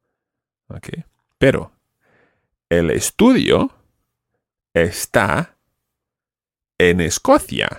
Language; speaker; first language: Spanish; non-native, fluent; English